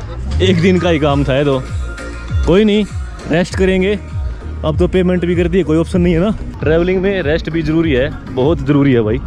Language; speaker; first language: Hindi; native; Hindi